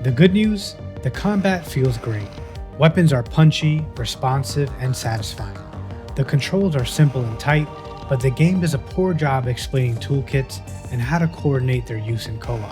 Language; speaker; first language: English; native; English